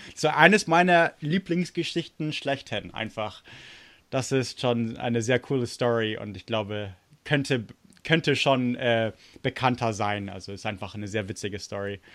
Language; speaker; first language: German; non-native, fluent; English